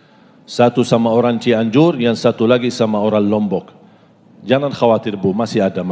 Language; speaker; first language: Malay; non-native, fluent; Arabic